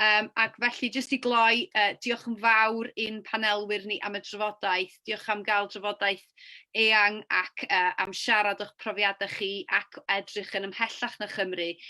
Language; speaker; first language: Welsh; native; Welsh